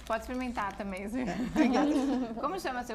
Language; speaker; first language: Portuguese; native; Portuguese